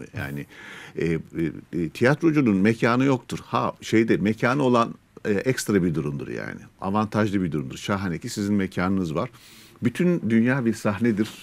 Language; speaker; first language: Turkish; native; Turkish